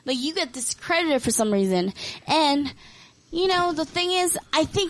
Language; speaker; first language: English; early bilingual, other home language; Korean